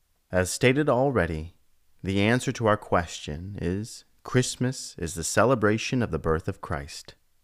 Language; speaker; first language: English; native; English